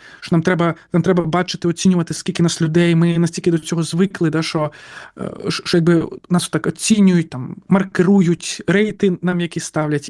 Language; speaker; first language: Ukrainian; native; Ukrainian